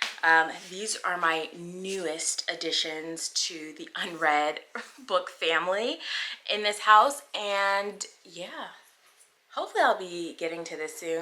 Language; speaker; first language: English; native; English